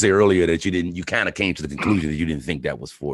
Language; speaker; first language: English; native; English